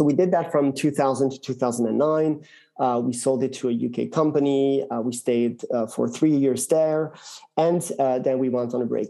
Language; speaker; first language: English; non-native, fluent; French